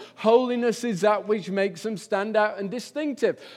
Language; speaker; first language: English; native; English